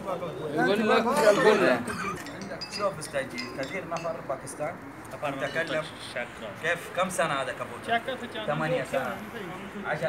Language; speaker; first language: Arabic; non-native, learner; Urdu